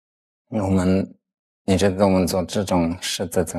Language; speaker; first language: Chinese; non-native, fluent; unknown